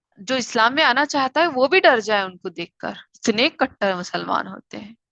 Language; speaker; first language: Urdu; native; Urdu